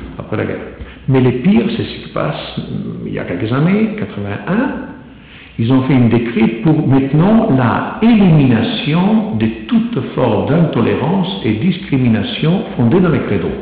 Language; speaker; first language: French; non-native, fluent; Italian